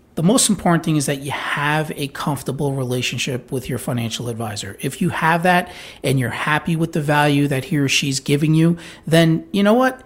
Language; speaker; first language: English; native; English